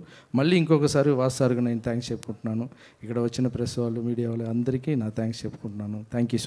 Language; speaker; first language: Telugu; non-native, fluent; Tamil